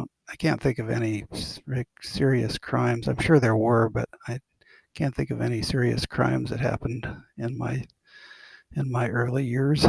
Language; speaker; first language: English; native; English